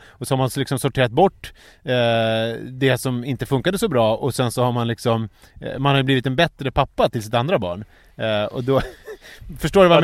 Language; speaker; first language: Swedish; native; Swedish